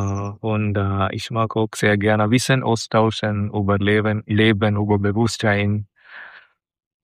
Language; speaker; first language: German; non-native, learner; Malayalam